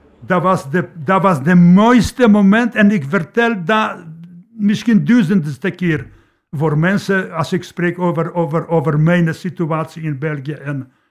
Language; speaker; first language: Dutch; non-native, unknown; Polish